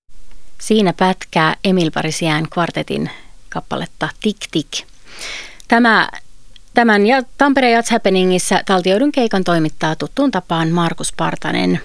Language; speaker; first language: Finnish; native; Finnish